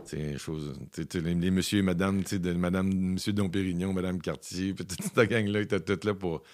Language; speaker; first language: French; native; French